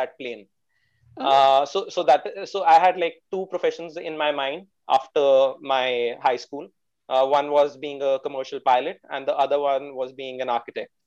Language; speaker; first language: English; non-native, local second language; Hindi